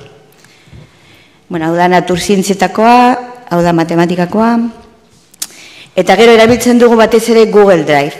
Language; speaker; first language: Basque; native; Basque